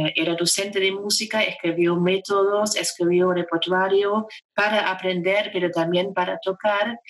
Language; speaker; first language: Spanish; non-native, fluent; German